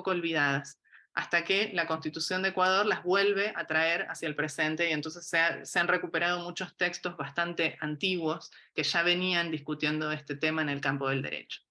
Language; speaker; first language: Spanish; native; Spanish